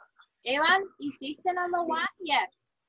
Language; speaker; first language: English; non-native, fluent; Spanish